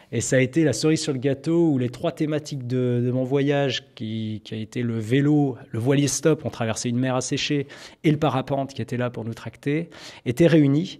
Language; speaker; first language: French; native; French